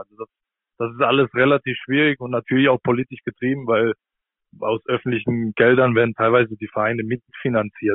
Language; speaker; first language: German; native; German